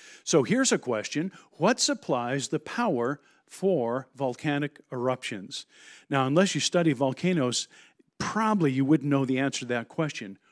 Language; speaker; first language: English; native; English